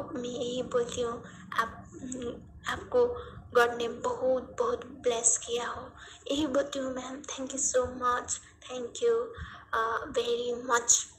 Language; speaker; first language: Hindi; non-native, learner; Nepali